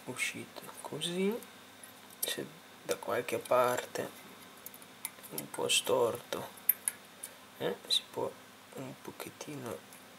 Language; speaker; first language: Italian; non-native, fluent; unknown